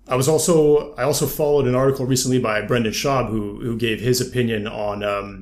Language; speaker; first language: English; native; English